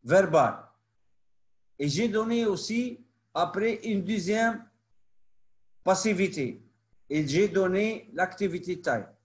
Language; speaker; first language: French; non-native, local second language; Arabic